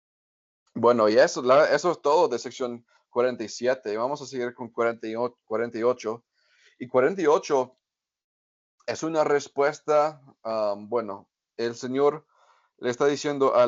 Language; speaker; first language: Spanish; non-native, fluent; English